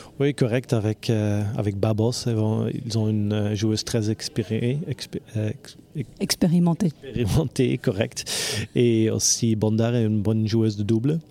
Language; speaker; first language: French; non-native, local second language; Dutch